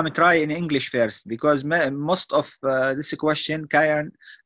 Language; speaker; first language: English; non-native, learner; Arabic